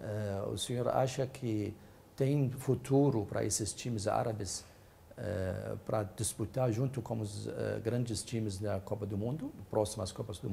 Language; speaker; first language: Portuguese; non-native, fluent; Arabic